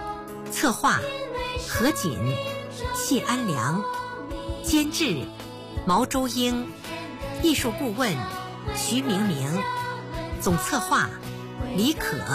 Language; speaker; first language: Chinese; native; Chinese